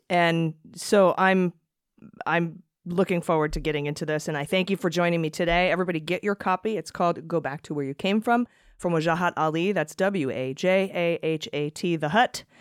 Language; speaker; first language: English; native; English